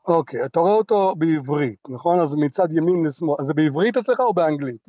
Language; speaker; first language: Hebrew; non-native, local second language; Arabic